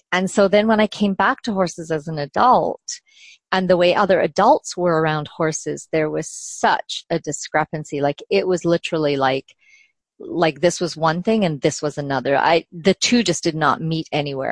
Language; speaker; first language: English; native; English